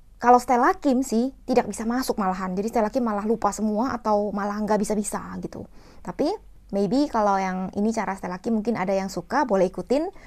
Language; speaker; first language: Indonesian; non-native, fluent; Korean